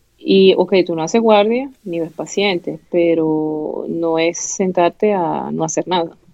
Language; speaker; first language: Spanish; native; Spanish